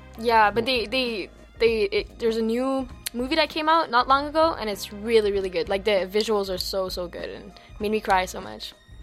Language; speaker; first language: English; early bilingual, other home language; French